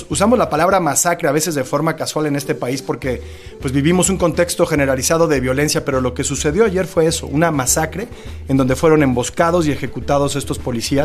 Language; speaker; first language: Spanish; native; Spanish